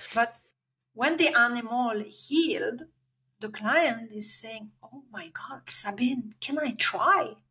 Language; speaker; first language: English; non-native, fluent; French